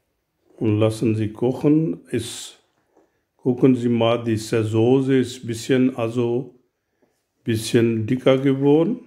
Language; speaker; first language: German; non-native, learner; Urdu